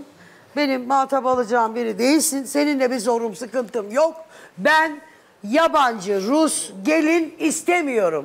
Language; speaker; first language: Turkish; native; Turkish